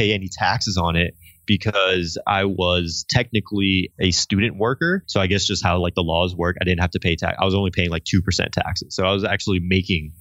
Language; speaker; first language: English; native; English